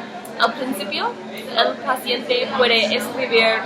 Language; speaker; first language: Spanish; non-native, learner; English